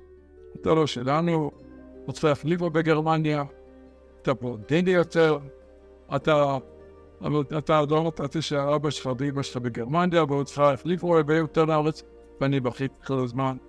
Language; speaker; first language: Hebrew; early bilingual, other home language; Arabic